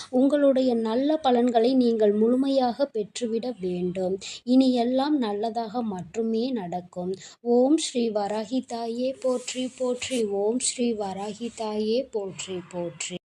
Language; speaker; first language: Tamil; native; Tamil